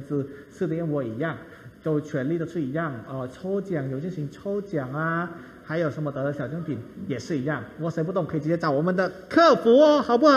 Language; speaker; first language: Chinese; non-native, fluent; Thai